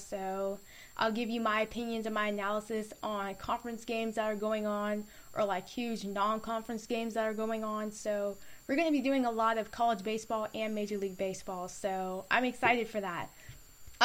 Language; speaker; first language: English; native; English